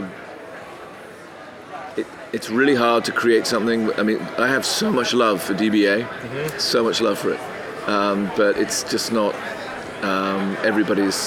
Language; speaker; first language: English; native; English